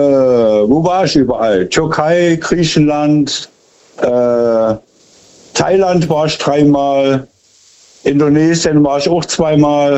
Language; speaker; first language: German; native; German